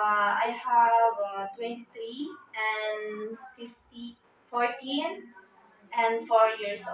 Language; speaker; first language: English; non-native, learner; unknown